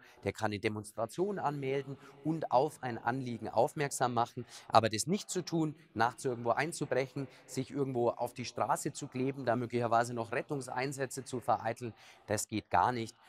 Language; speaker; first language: German; native; German